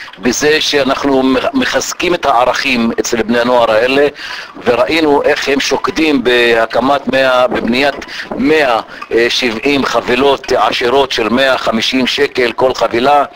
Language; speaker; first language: Hebrew; non-native, local second language; Arabic